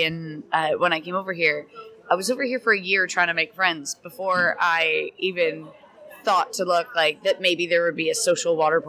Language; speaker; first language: English; native; English